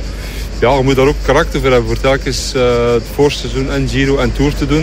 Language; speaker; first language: Dutch; native; Dutch